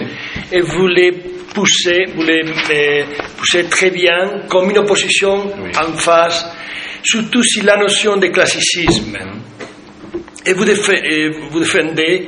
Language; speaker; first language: French; non-native, fluent; Spanish